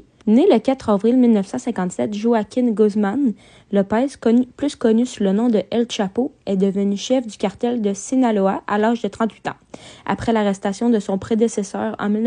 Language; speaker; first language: French; native; French